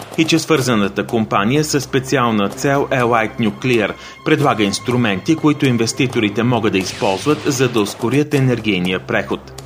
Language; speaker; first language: Bulgarian; native; Bulgarian